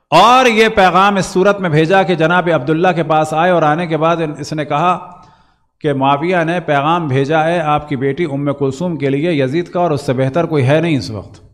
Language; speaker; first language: Urdu; native; Urdu